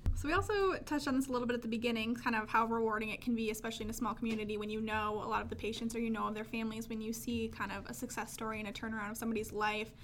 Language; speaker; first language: English; native; English